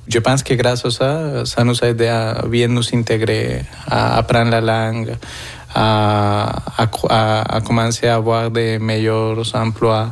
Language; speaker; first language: French; non-native, fluent; Spanish